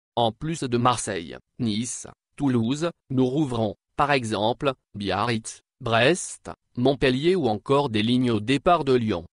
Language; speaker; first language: French; non-native, local second language; Arabic